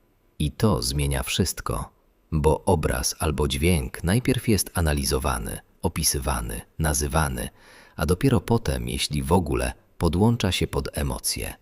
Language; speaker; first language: Polish; native; Polish